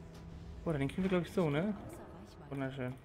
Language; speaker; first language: German; native; German